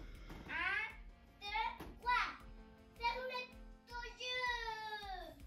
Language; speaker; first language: French; early bilingual, heritage; French